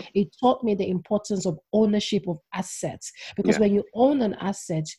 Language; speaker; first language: English; non-native, local second language; Yoruba